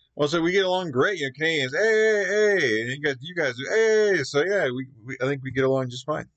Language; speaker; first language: English; native; English